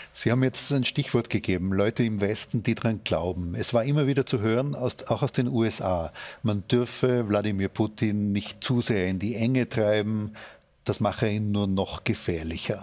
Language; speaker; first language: German; native; German